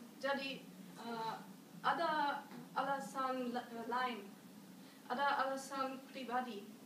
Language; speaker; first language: Indonesian; non-native, learner; German